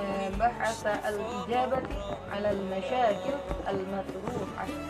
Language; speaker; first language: Arabic; non-native, learner; Indonesian